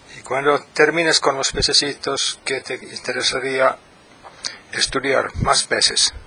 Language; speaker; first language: Spanish; non-native, fluent; Finnish